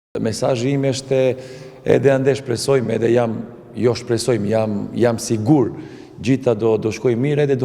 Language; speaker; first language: Albanian; non-native, learner; Serbian